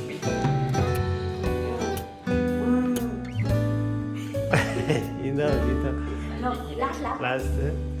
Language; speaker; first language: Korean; non-native, learner; Vietnamese